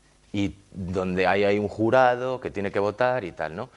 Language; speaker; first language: Spanish; native; Spanish